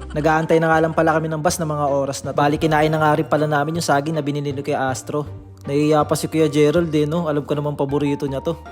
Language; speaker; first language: Filipino; native; Filipino